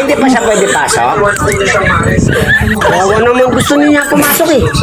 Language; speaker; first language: Filipino; non-native, local second language; Cebuano